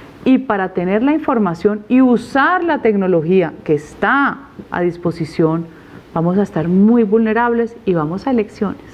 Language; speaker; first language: Spanish; native; Spanish